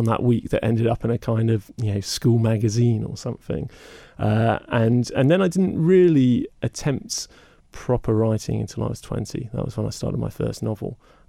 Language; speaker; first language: English; native; English